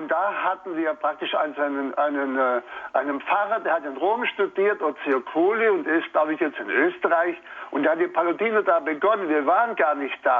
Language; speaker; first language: German; native; German